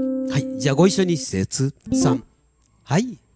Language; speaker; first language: Japanese; native; Japanese